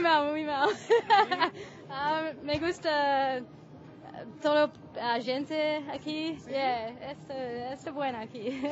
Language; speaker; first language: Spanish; non-native, learner; English